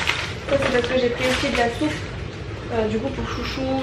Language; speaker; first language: French; native; French